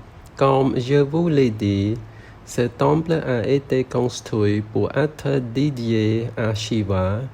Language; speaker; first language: French; non-native, learner; Khmer